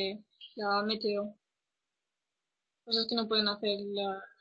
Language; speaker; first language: Spanish; non-native, fluent; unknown